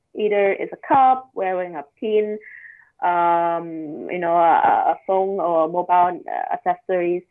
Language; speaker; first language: English; non-native, local second language; Cantonese